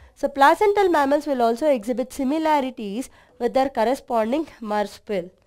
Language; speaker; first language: English; non-native, local second language; Kannada